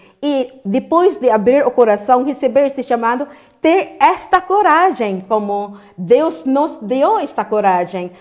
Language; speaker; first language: Portuguese; non-native, fluent; Filipino